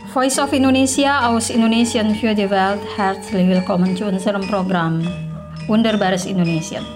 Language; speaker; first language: German; non-native, fluent; Indonesian